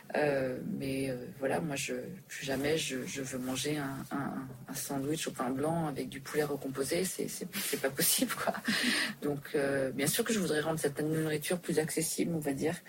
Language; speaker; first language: French; native; French